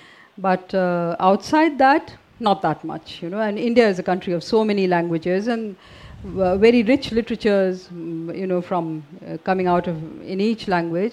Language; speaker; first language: English; non-native, local second language; Hindi